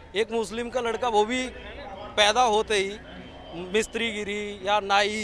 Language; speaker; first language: Hindi; native; Hindi